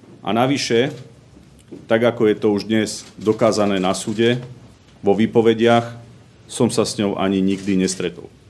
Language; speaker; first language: Slovak; native; Slovak